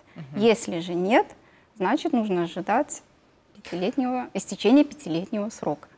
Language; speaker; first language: Russian; native; Russian